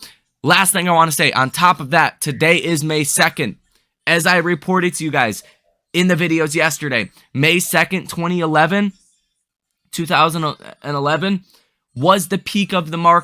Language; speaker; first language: English; native; English